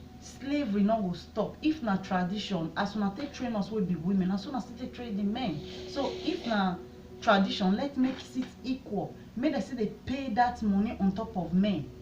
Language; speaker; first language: Nigerian Pidgin; non-native, local second language; Bini